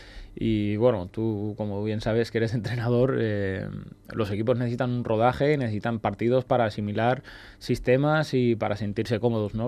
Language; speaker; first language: Spanish; native; Spanish